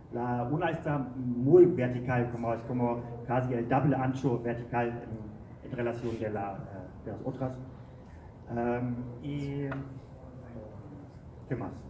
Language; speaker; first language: Spanish; non-native, learner; German